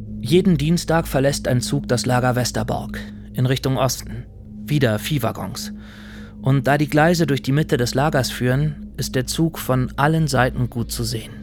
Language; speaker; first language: German; native; German